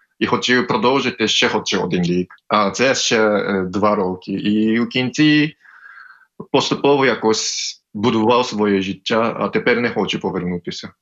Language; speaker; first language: Ukrainian; non-native, learner; Japanese